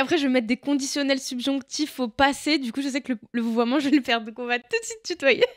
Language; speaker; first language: French; native; French